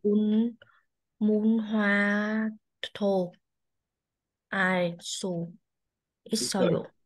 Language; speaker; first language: Korean; non-native, learner; Vietnamese